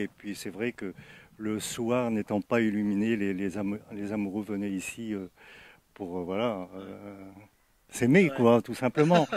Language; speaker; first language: French; native; French